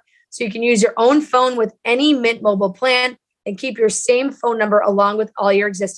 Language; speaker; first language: English; native; English